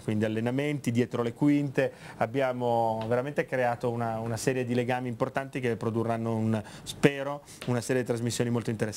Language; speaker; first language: Italian; native; Italian